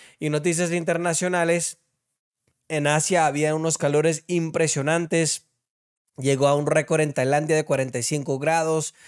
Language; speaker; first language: Spanish; early bilingual, heritage; Spanish